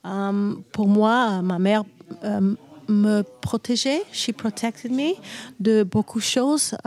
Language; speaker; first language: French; non-native, learner; English